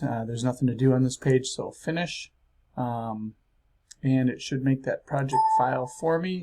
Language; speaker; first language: English; native; English